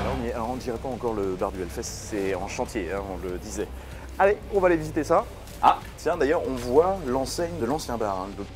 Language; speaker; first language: French; native; French